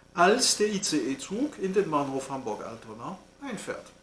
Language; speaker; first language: German; non-native, fluent; French